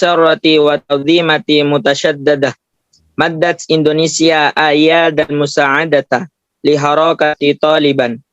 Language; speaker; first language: Arabic; non-native, learner; Indonesian